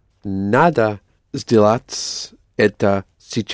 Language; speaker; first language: Russian; non-native, learner; English